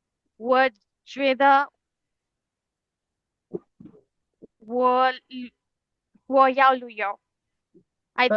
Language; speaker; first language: Chinese; non-native, learner; Urdu